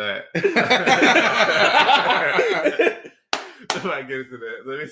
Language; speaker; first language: English; native; English